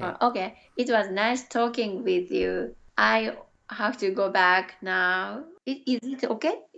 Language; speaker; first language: English; non-native, learner; Japanese